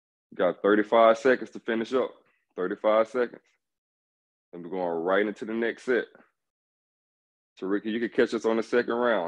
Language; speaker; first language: English; native; English